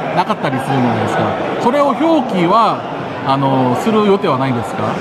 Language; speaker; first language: Japanese; non-native, fluent; Korean